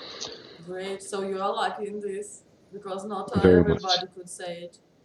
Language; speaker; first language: English; non-native, learner; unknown